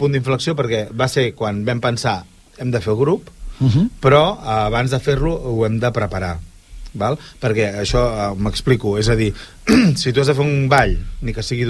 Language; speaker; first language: Catalan; native; Catalan